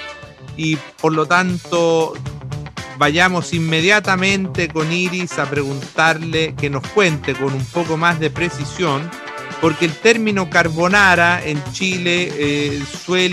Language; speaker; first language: Spanish; non-native, fluent; Italian